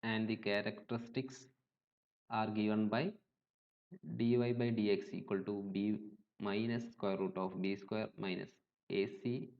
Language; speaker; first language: English; non-native, local second language; Malayalam